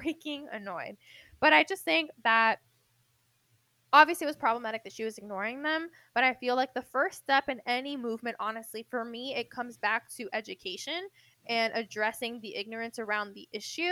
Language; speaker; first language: English; non-native, fluent; Spanish